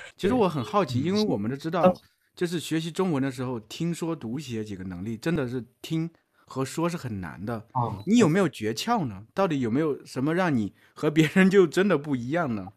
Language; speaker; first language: Chinese; native; Chinese